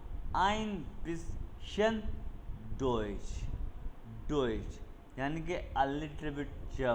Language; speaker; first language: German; non-native, learner; Urdu